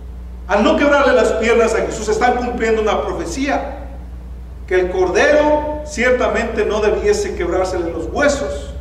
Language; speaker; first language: Spanish; native; Spanish